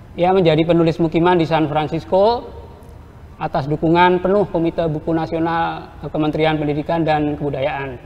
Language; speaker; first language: Indonesian; native; Indonesian